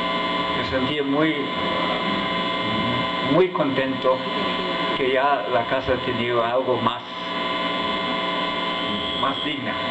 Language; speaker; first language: Spanish; non-native, fluent; English